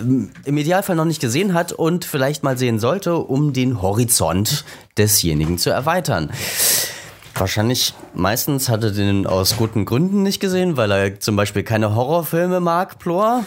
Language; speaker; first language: German; native; German